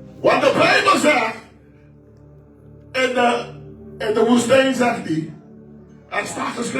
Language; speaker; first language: Dutch; non-native, fluent; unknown